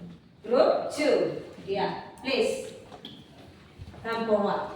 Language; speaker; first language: English; non-native, learner; Indonesian